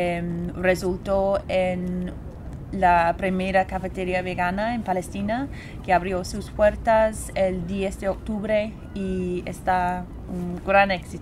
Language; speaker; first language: Spanish; non-native, fluent; English